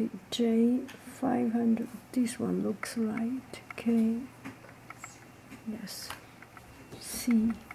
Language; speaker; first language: English; non-native, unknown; Chinese